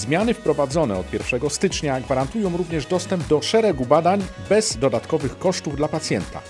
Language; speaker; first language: Polish; native; Polish